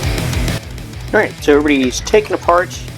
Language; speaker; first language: English; native; English